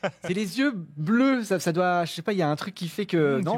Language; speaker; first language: French; native; French